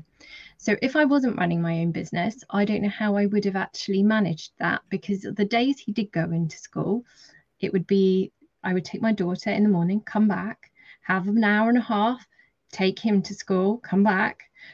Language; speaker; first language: English; native; English